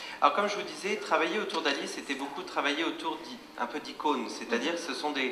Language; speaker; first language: French; native; French